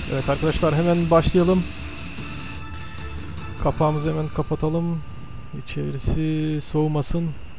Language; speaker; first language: Turkish; early bilingual, heritage; Turkish